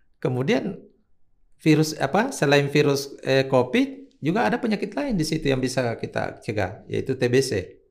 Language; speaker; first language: Indonesian; native; Indonesian